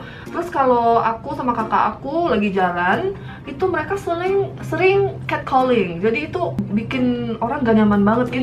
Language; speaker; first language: Indonesian; early bilingual, heritage; Korean